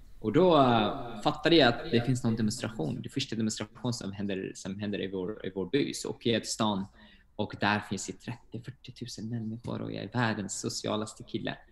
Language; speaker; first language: Swedish; non-native, fluent; Arabic